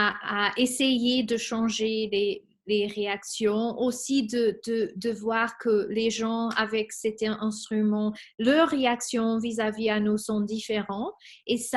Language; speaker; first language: French; non-native, fluent; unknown